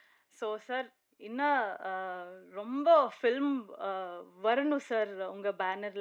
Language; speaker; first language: Tamil; non-native, learner; Kannada